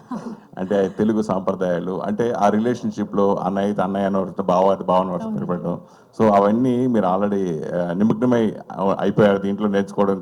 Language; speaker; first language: Telugu; native; Telugu